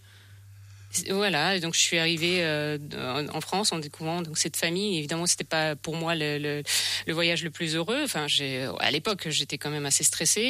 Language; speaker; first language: French; non-native, fluent; Russian